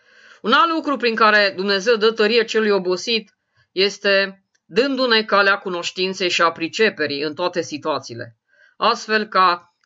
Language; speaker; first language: Romanian; native; Romanian